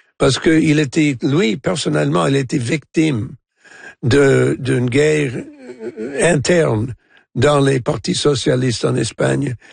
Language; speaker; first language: French; non-native, local second language; English